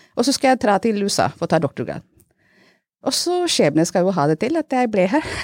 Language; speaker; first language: Norwegian; non-native, fluent; Hindi